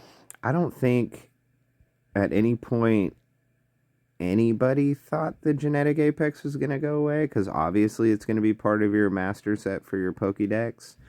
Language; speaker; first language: English; native; English